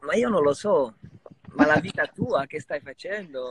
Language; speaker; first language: Italian; non-native, fluent; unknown